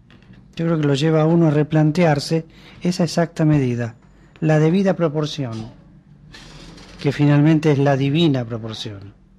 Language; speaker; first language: Spanish; native; Spanish